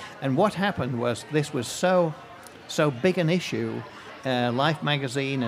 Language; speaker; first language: English; native; English